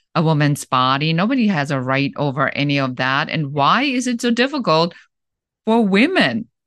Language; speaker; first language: English; non-native, fluent; German